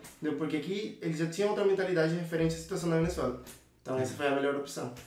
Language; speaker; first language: Portuguese; non-native, fluent; Spanish